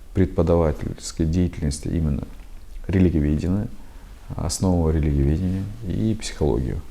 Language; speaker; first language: Russian; non-native, local second language; Kazakh